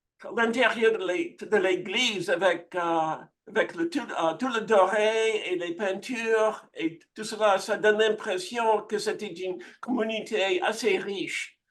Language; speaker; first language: French; non-native, fluent; English